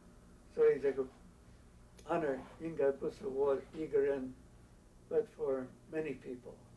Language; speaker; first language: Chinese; non-native, local second language; English